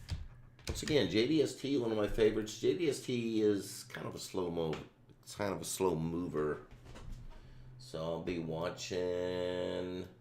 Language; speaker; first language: English; native; English